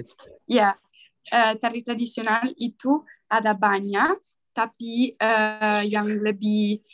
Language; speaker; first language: Indonesian; non-native, learner; Italian